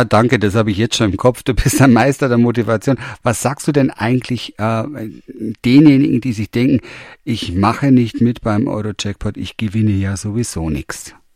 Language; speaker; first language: German; native; German